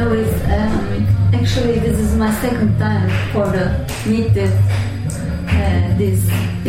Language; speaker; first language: English; non-native, learner; Turkish